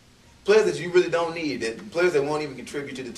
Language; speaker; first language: English; native; English